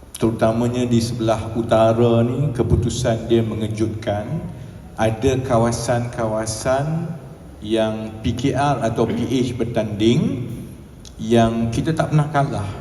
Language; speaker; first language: Malay; native; Malay